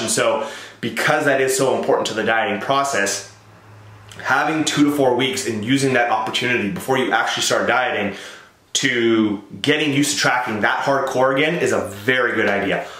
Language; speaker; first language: English; native; English